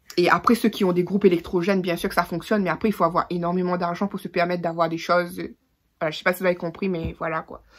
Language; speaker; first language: French; native; French